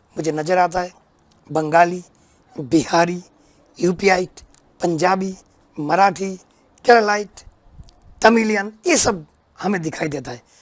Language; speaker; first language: Hindi; non-native, local second language; Bangla